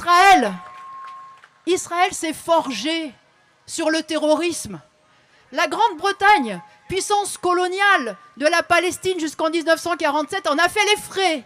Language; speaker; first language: French; native; French